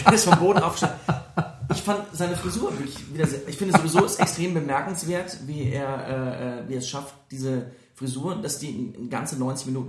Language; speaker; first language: German; native; German